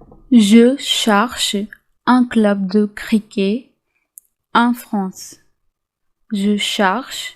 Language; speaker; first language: French; non-native, fluent; Urdu